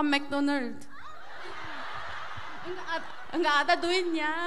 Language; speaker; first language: Indonesian; non-native, learner; Korean